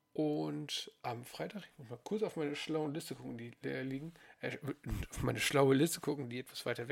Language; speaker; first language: German; native; German